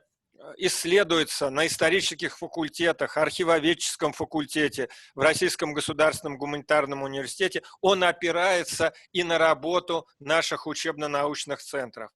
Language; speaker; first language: Russian; native; Russian